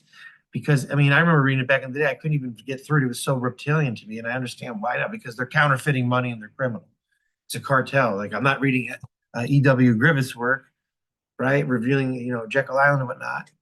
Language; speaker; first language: English; native; English